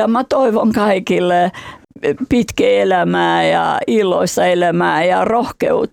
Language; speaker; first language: Finnish; non-native, fluent; Albanian